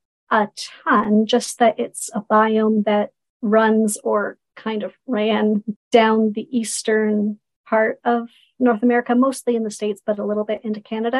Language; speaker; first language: English; native; English